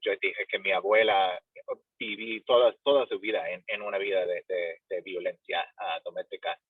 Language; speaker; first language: Spanish; non-native, fluent; English